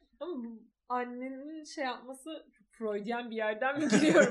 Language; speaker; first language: Turkish; native; Turkish